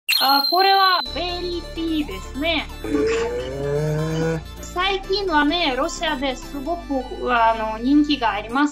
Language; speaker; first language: Japanese; non-native, fluent; Russian